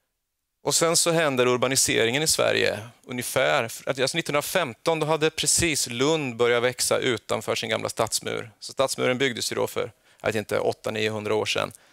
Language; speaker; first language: Swedish; native; Swedish